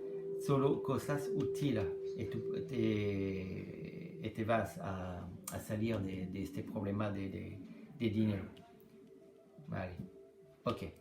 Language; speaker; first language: Spanish; non-native, learner; French